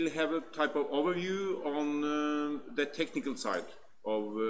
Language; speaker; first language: English; non-native, fluent; Norwegian